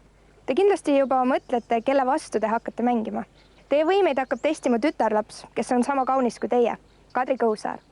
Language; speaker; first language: Estonian; native; Estonian